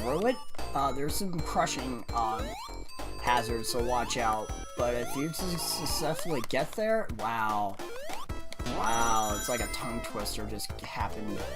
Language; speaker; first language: English; native; English